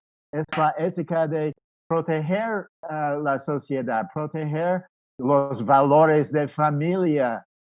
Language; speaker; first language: Spanish; non-native, fluent; English